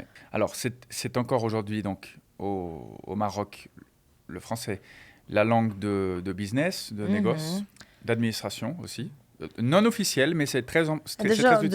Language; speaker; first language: French; non-native, fluent; Portuguese